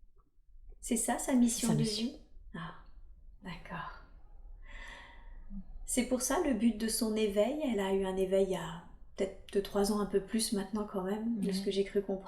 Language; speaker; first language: French; native; French